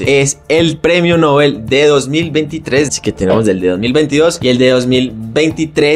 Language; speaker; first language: Spanish; native; Spanish